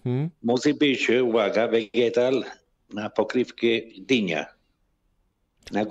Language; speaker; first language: Polish; non-native, learner; Italian